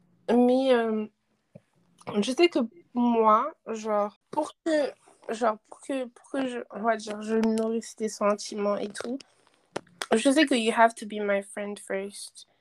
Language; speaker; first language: French; non-native, local second language; Wolof